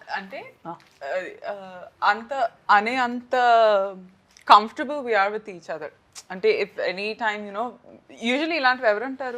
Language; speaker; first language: Telugu; native; Telugu